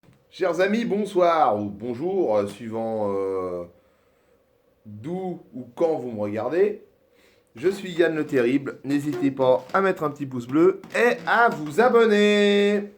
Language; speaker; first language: French; native; French